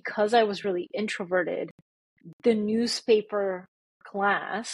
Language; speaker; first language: English; early bilingual, other home language; Bulgarian